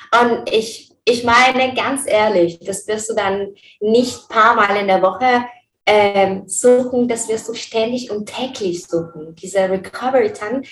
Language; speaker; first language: German; non-native, fluent; Spanish